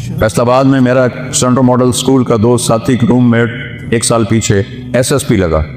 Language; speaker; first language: Urdu; non-native, local second language; Punjabi